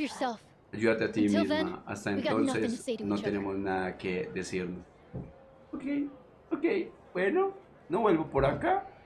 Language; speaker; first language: Spanish; native; Spanish